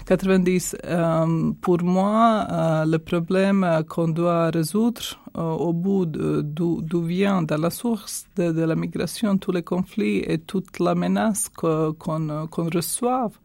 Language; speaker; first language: French; non-native, fluent; Croatian